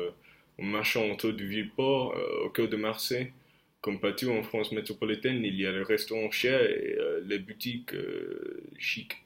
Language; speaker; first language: French; non-native, fluent; English